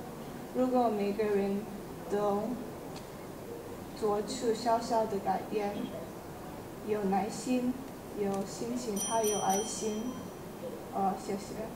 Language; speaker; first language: Chinese; non-native, learner; Indonesian